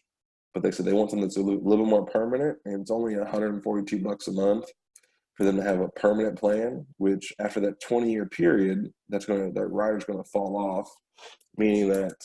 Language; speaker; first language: English; native; English